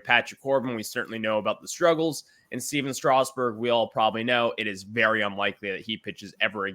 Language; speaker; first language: English; native; English